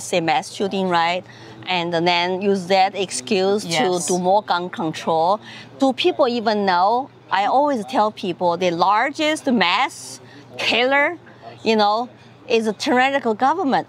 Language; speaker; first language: English; non-native, fluent; Chinese